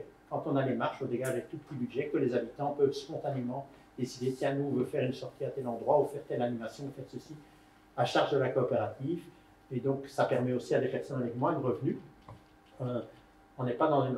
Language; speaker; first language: French; native; French